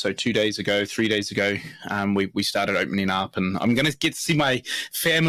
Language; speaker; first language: English; native; English